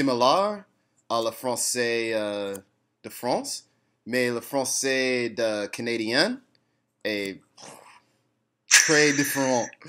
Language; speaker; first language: French; non-native, learner; English